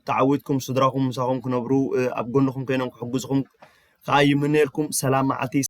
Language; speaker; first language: Tigrinya; early bilingual, heritage; Tigrinya